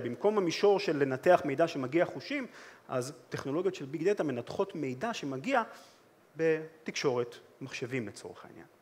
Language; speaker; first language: Hebrew; native; Hebrew